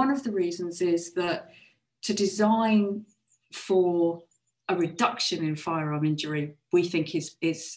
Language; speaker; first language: English; native; English